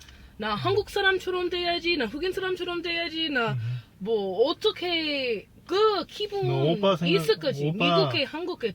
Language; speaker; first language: Korean; non-native, learner; English